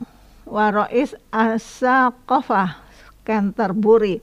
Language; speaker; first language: Arabic; non-native, learner; Indonesian